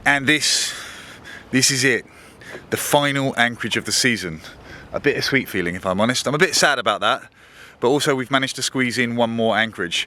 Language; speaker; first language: English; native; English